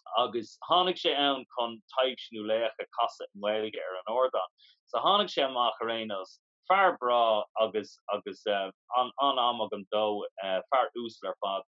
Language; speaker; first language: Irish; non-native, local second language; English